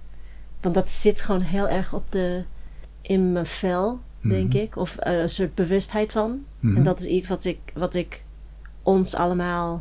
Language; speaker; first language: Dutch; non-native, fluent; English